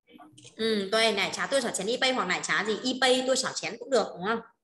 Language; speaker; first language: Vietnamese; native; Vietnamese